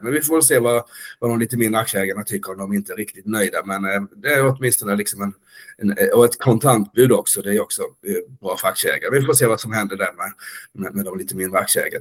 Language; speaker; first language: Swedish; native; Swedish